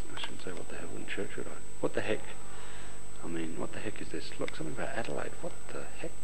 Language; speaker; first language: English; native; English